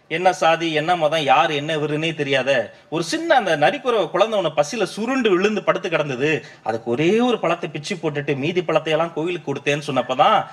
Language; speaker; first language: Tamil; native; Tamil